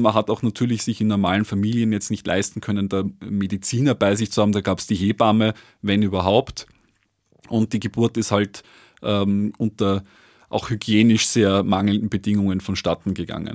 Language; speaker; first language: German; native; German